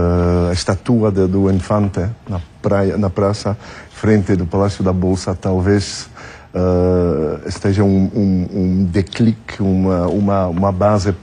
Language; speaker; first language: Portuguese; non-native, fluent; French